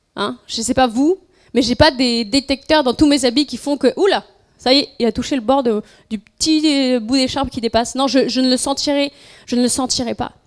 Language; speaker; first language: French; non-native, fluent; Spanish